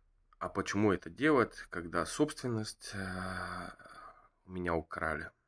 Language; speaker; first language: Russian; non-native, learner; Bulgarian